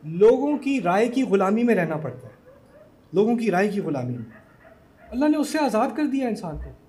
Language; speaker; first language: Urdu; native; Urdu